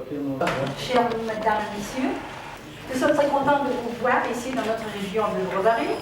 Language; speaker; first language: French; non-native, fluent; Ukrainian